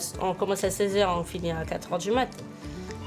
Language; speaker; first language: French; non-native, fluent; Spanish